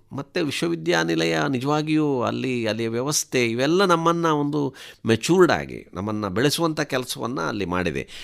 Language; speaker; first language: Kannada; non-native, local second language; Tulu